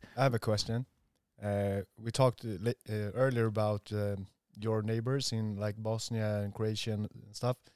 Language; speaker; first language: English; non-native, fluent; Swedish